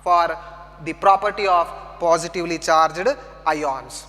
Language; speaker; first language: English; non-native, local second language; Kannada